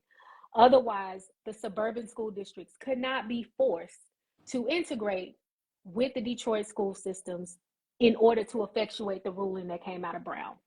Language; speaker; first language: English; native; English